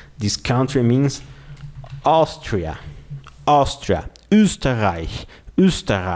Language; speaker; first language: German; non-native, fluent; Portuguese